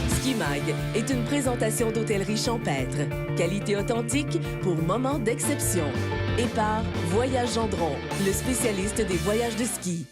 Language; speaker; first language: French; native; French